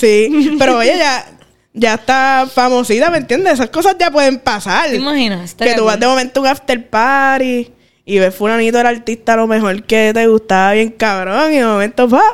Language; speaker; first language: Spanish; native; Spanish